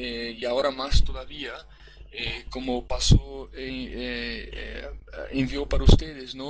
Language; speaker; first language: Spanish; non-native, fluent; Portuguese